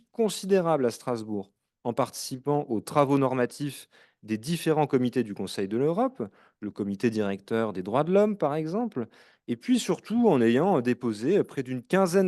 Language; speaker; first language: French; native; French